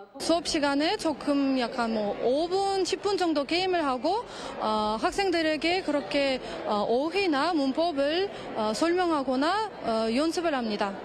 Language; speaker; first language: Korean; non-native, fluent; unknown